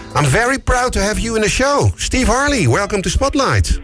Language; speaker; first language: English; non-native, fluent; Dutch